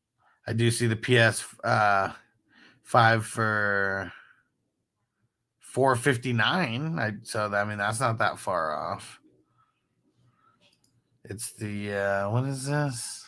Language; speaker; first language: English; native; English